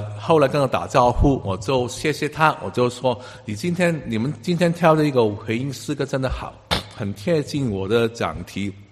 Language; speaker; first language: Chinese; non-native, local second language; Cantonese